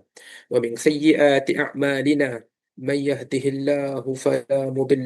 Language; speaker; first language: Arabic; non-native, fluent; Malay